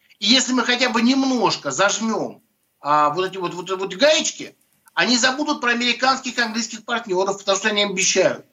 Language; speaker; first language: Russian; native; Russian